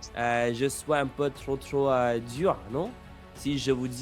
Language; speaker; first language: French; non-native, fluent; English